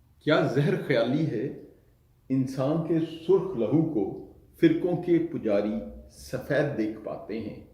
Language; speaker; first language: Urdu; non-native, local second language; Punjabi